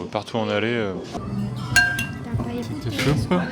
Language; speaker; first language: French; native; French